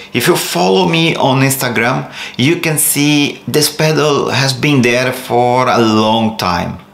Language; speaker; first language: English; non-native, fluent; Portuguese